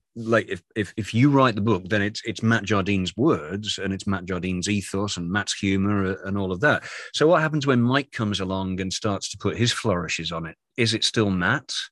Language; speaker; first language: English; native; English